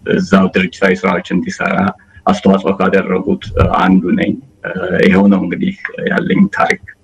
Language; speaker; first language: Amharic; native; Amharic